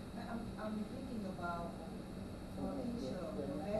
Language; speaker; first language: English; non-native, learner; Thai